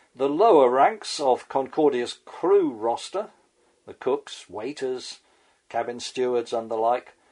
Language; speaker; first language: English; native; English